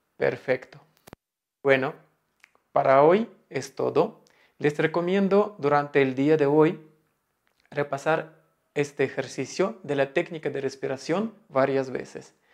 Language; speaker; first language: Spanish; non-native, fluent; Russian